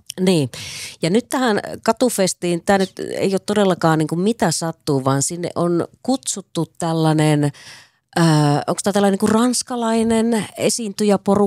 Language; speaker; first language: Finnish; native; Finnish